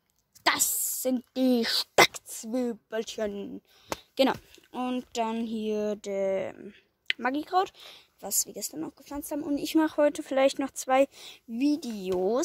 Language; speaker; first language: German; native; German